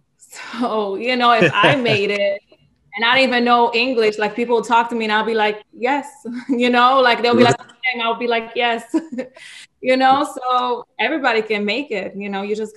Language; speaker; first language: English; non-native, fluent; Hebrew